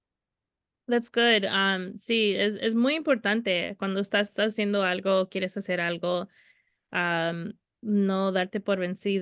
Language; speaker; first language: Spanish; early bilingual, heritage; Spanish